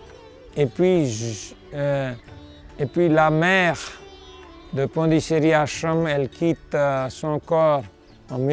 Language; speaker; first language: French; non-native, fluent; Nepali